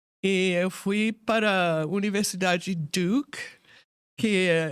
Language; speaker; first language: Portuguese; non-native, fluent; English